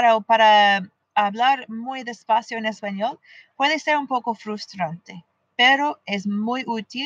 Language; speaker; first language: Spanish; non-native, fluent; English